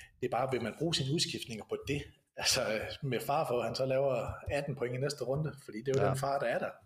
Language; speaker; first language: Danish; native; Danish